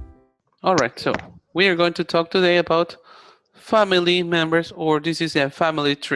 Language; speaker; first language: English; non-native, fluent; Spanish